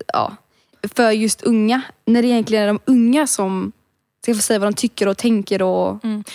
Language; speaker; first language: Swedish; early bilingual, other home language; Romany